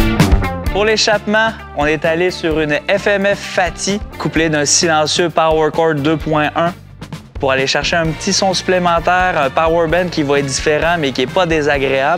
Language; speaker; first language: French; native; French